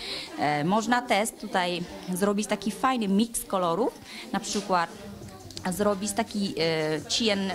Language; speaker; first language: Polish; non-native, learner; Vietnamese